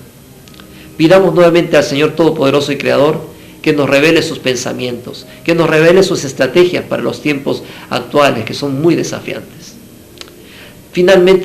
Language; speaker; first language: Spanish; native; Spanish